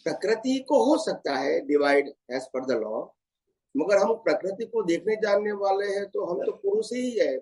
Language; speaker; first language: Hindi; non-native, local second language; Gujarati